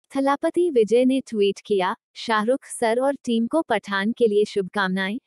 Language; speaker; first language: Hindi; native; Hindi